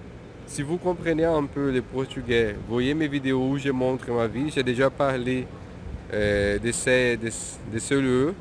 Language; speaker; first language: French; non-native, fluent; Portuguese